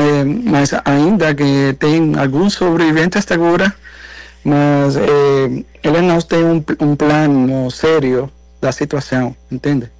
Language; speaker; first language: Portuguese; non-native, learner; Spanish